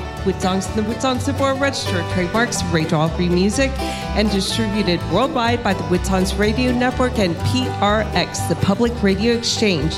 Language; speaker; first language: English; native; English